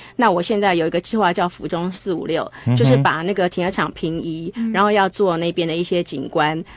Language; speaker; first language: Chinese; native; Chinese